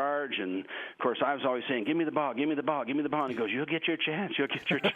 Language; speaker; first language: English; native; English